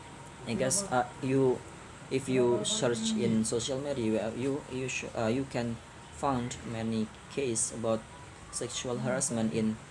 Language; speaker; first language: English; non-native, learner; Indonesian